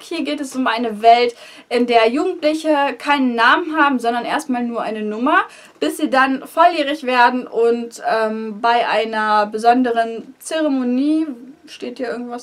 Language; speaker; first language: German; native; German